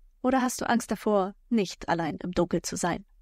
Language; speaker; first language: German; native; German